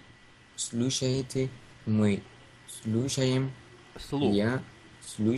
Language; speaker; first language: Russian; non-native, learner; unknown